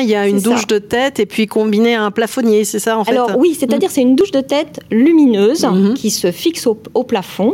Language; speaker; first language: French; native; French